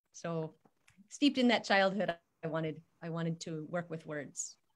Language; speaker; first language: English; native; English